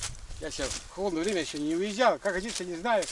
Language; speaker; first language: Russian; native; Russian